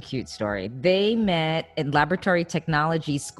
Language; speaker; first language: English; native; English